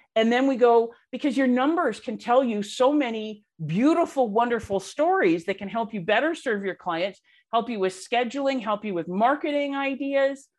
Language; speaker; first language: English; native; English